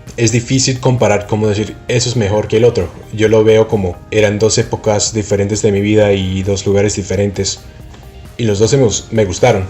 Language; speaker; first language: Spanish; non-native, fluent; English